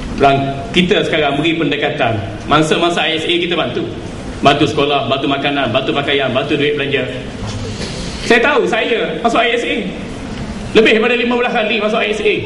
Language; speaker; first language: Malay; native; Malay